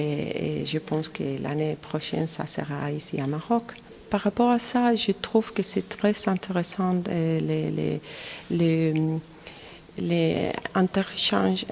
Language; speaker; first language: French; non-native, fluent; Spanish